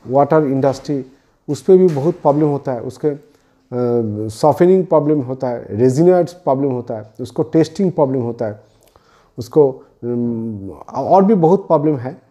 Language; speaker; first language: Hindi; non-native, local second language; Bangla